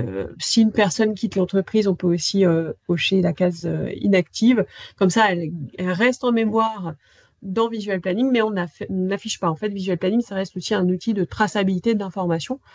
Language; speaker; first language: French; native; French